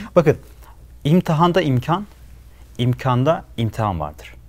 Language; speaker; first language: Turkish; native; Turkish